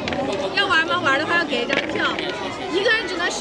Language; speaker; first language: Chinese; native; Chinese